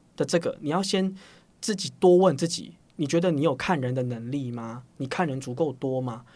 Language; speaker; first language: Chinese; non-native, local second language; Cantonese